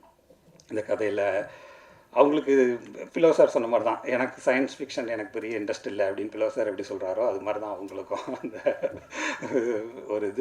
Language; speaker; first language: Tamil; native; Tamil